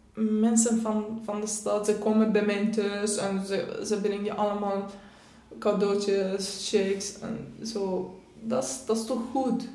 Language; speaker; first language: Dutch; non-native, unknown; Persian